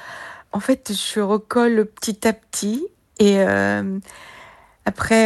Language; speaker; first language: French; non-native, fluent; Korean